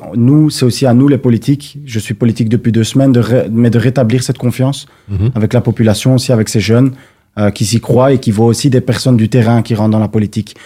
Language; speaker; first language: French; native; French